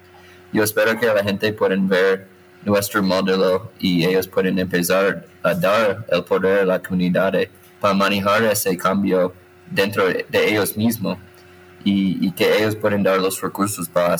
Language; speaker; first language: Spanish; non-native, fluent; English